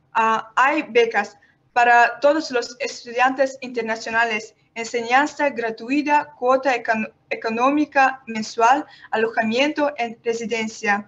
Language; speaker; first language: Spanish; non-native, learner; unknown